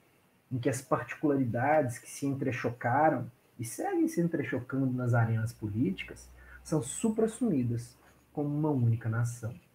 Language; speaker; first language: Portuguese; native; Portuguese